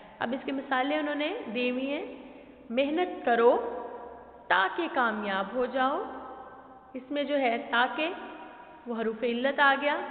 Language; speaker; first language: Urdu; native; Urdu